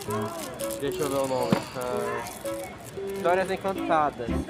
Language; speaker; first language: Portuguese; native; Portuguese